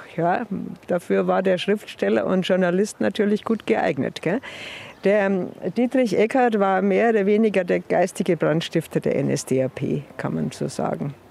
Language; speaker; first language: German; native; German